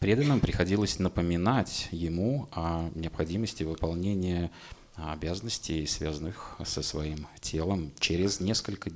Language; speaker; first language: Russian; native; Russian